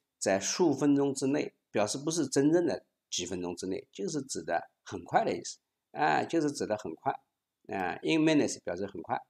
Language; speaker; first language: Chinese; native; Chinese